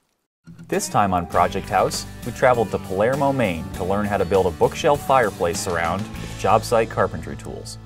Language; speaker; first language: English; native; English